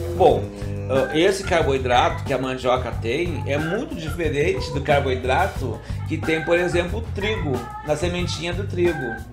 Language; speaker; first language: Portuguese; native; Portuguese